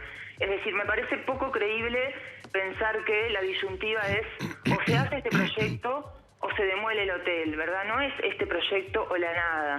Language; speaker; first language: Spanish; native; Spanish